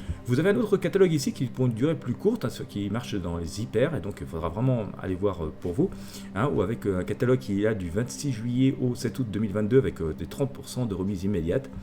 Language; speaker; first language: French; native; French